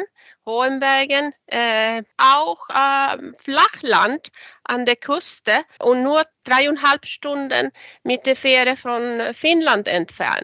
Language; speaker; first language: German; non-native, fluent; Swedish